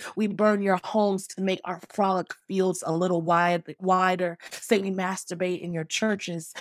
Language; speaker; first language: English; native; English